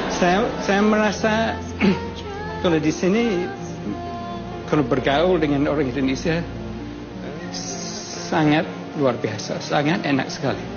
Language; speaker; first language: Indonesian; non-native, fluent; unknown